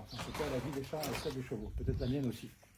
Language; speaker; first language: French; native; French